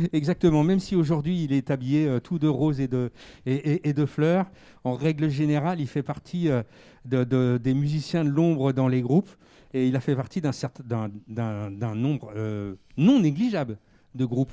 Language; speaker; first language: French; native; French